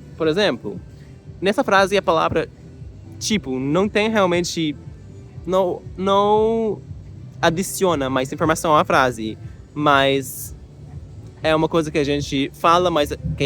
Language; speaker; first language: Portuguese; non-native, learner; English